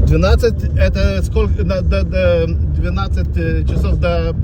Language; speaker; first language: Russian; non-native, fluent; Lithuanian